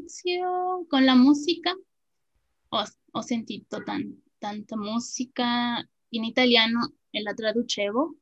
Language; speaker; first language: Italian; non-native, fluent; Spanish